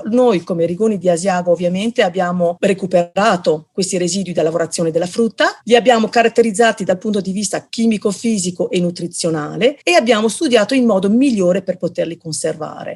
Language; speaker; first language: Italian; native; Italian